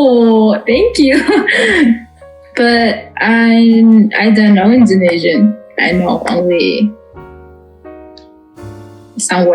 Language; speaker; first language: English; non-native, fluent; Russian